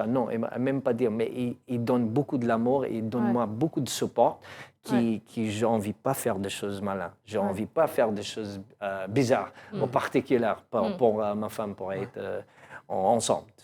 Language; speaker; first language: French; non-native, learner; English